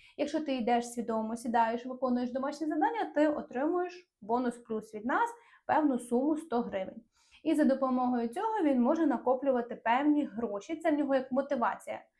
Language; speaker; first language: Ukrainian; non-native, local second language; Russian